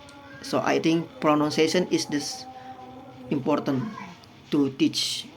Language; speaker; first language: English; non-native, fluent; Indonesian